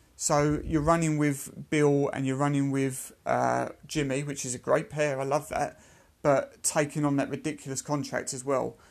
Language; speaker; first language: English; native; English